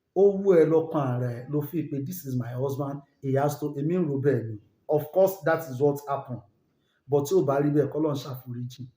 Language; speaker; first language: English; non-native, local second language; Yoruba